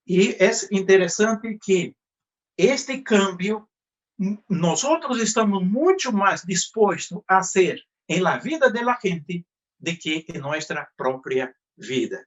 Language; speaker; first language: Spanish; non-native, fluent; Portuguese